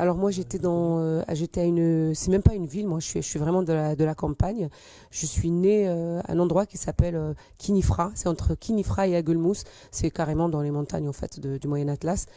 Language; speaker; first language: French; native; French